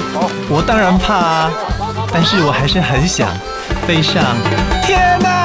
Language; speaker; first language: Chinese; native; Chinese